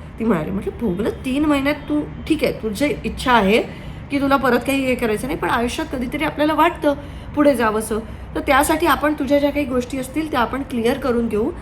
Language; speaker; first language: Marathi; native; Marathi